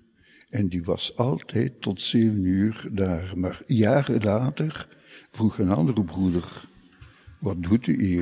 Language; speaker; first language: Dutch; non-native, local second language; French